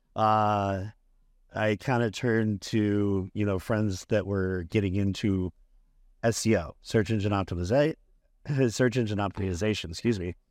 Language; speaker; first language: English; native; English